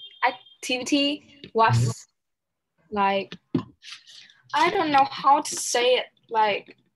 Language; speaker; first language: English; non-native, learner; Vietnamese